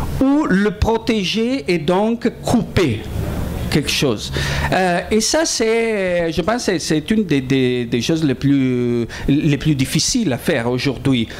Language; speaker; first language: French; non-native, fluent; Italian